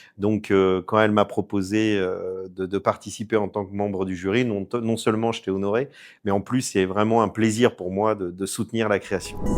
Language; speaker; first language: French; native; French